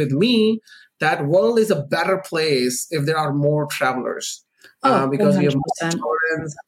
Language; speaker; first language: English; non-native, local second language; Urdu